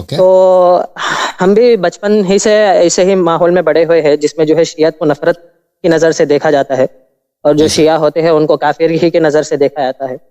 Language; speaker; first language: Urdu; native; Urdu